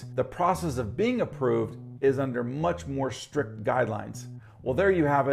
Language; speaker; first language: English; native; English